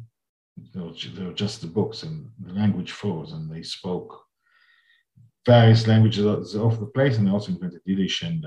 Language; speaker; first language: English; non-native, fluent; Hebrew